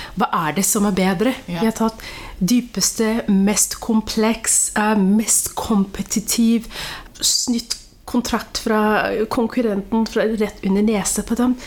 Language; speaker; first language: Norwegian; early bilingual, other home language; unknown